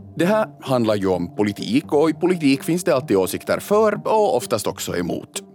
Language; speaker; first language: Swedish; native; Swedish